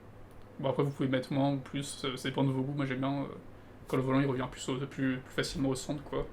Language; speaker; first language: French; native; French